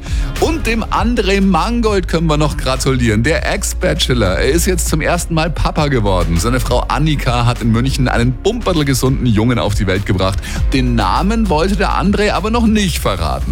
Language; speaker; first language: German; native; German